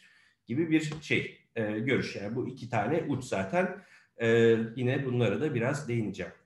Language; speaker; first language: Turkish; native; Turkish